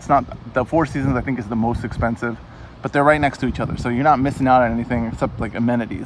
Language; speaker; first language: English; native; English